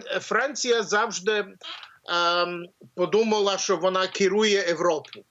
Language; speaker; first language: Ukrainian; early bilingual, heritage; English